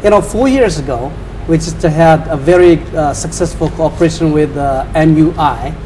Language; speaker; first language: English; non-native, fluent; Chinese